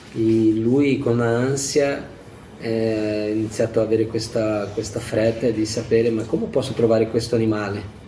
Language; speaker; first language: Italian; non-native, fluent; Portuguese